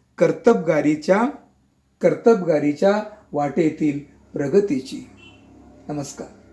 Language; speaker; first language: Marathi; non-native, local second language; Kannada